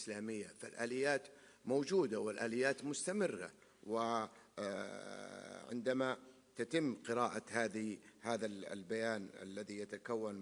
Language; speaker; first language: Arabic; native; Arabic